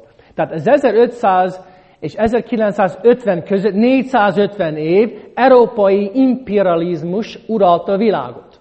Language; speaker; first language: Hungarian; non-native, fluent; English